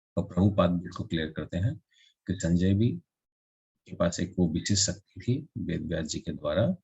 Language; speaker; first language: Hindi; non-native, local second language; Assamese